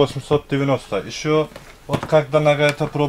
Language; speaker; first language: Russian; non-native, learner; Turkish